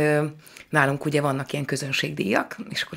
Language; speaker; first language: Hungarian; native; Hungarian